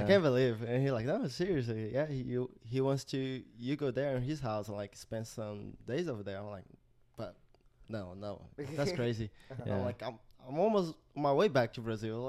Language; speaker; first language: English; non-native, learner; Portuguese